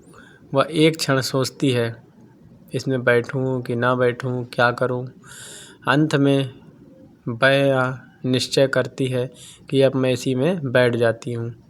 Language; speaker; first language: Hindi; native; Hindi